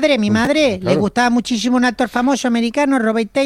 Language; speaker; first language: Spanish; native; Spanish